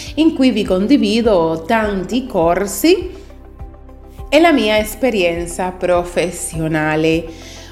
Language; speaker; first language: Italian; native; Italian